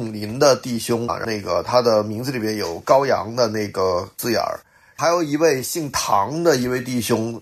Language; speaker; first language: Chinese; native; Chinese